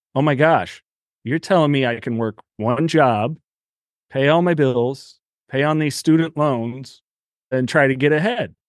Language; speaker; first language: English; native; English